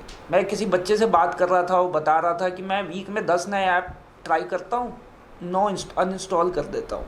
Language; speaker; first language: Hindi; native; Hindi